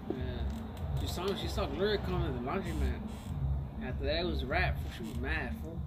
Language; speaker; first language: English; early bilingual, other home language; Spanish